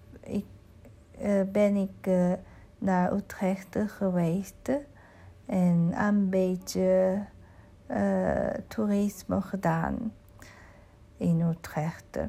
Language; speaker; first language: Dutch; non-native, learner; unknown